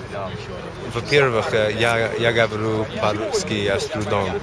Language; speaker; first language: Russian; non-native, learner; English